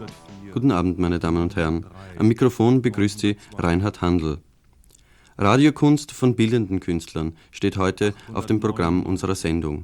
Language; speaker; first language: German; native; German